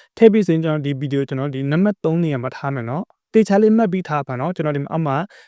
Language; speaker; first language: Burmese; native; Burmese